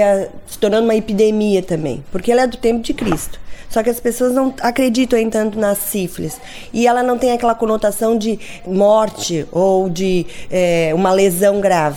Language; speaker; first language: Portuguese; native; Portuguese